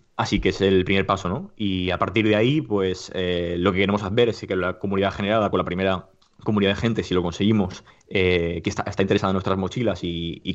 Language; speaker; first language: Spanish; native; Spanish